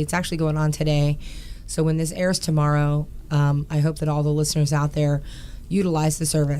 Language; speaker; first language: English; native; English